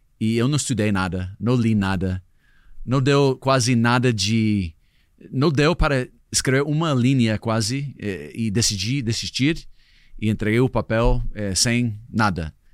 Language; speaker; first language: Portuguese; non-native, fluent; English